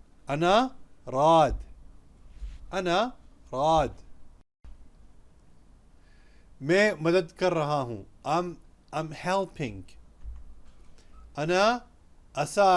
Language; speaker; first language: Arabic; non-native, fluent; Urdu